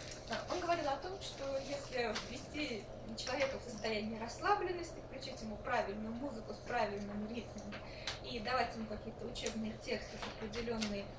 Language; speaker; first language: Russian; native; Russian